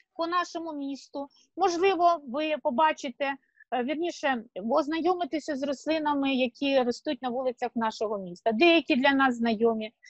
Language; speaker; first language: Ukrainian; non-native, local second language; Russian